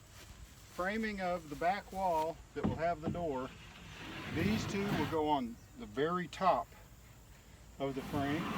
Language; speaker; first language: English; native; English